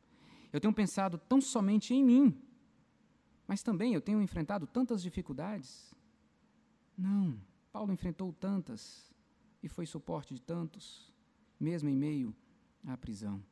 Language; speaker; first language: Portuguese; native; Portuguese